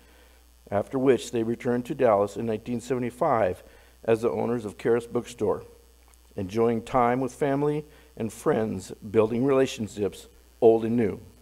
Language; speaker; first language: English; native; English